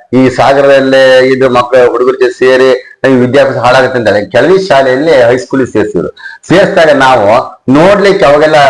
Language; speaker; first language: Kannada; native; Kannada